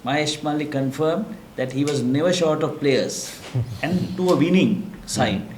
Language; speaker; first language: English; non-native, local second language; Sinhala